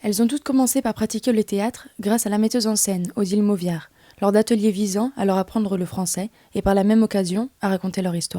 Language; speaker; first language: French; native; French